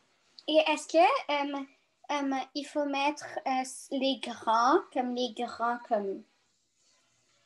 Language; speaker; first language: French; non-native, local second language; English